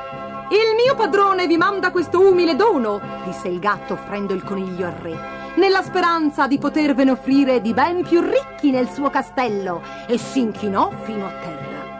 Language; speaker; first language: Italian; native; Italian